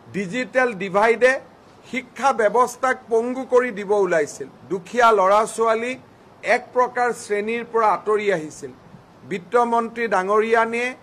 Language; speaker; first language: Assamese; native; Assamese